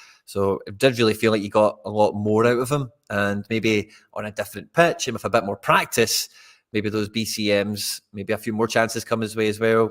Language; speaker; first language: English; native; English